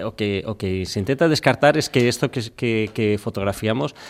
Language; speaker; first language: Galician; non-native, local second language; Spanish